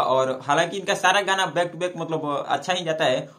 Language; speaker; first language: Hindi; non-native, local second language; Bhojpuri